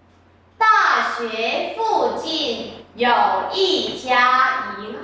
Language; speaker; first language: Chinese; non-native, fluent; Vietnamese